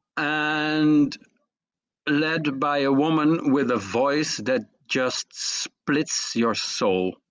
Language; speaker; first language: English; non-native, fluent; French